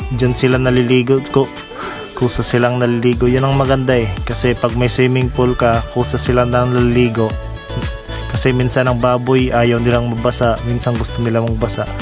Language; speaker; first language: Filipino; non-native, local second language; Cebuano